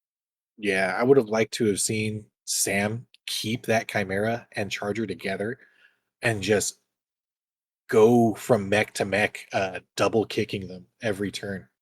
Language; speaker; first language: English; native; English